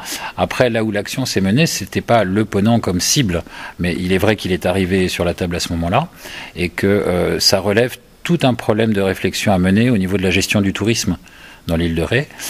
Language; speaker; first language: French; native; French